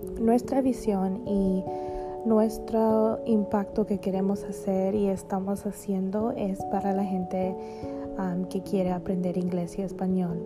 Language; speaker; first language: Spanish; early bilingual, heritage; Spanish